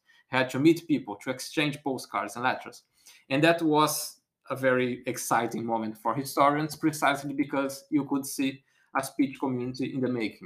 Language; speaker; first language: English; non-native, fluent; Portuguese